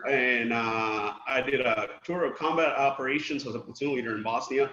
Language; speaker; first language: English; non-native, fluent; Spanish